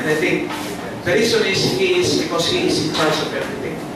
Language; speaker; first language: English; non-native, local second language; Filipino